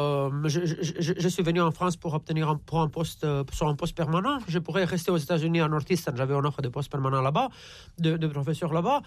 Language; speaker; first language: French; non-native, fluent; Romanian